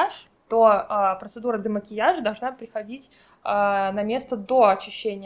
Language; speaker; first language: Russian; native; Russian